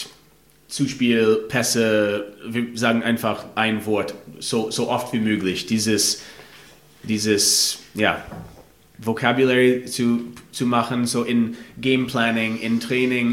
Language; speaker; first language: German; non-native, fluent; English